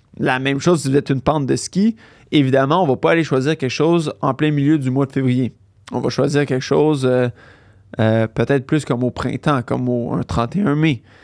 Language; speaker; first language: French; native; French